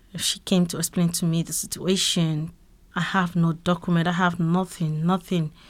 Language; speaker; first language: English; non-native, local second language; Yoruba